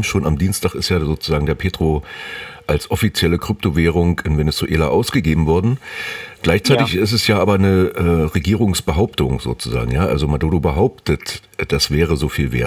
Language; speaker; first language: German; native; German